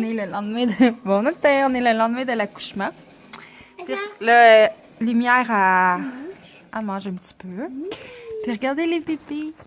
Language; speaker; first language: French; native; French